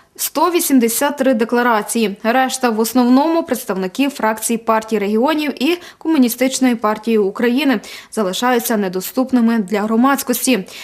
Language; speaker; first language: Ukrainian; native; Ukrainian